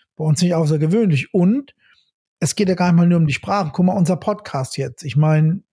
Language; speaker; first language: German; native; German